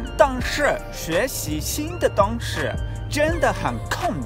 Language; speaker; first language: Chinese; non-native, fluent; Portuguese